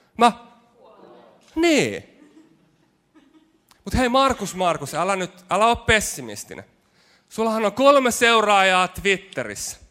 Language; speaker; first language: Finnish; native; Finnish